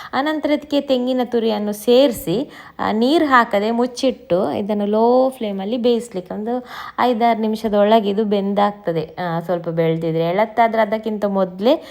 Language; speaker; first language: Kannada; native; Kannada